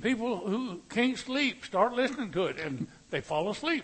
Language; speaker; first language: English; native; English